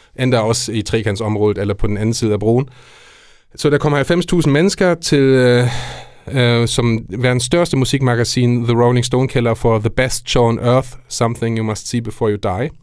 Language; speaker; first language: Danish; non-native, fluent; German